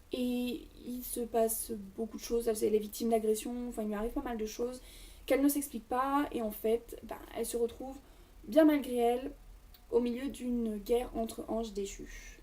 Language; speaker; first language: French; native; French